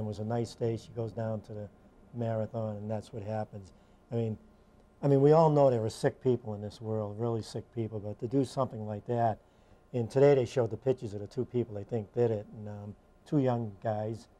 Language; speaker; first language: English; native; English